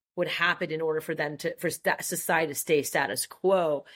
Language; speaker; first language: English; non-native, fluent; French